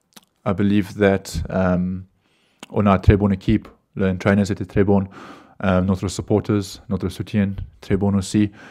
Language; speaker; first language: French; non-native, learner; English